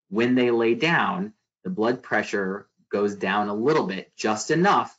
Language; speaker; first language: English; native; English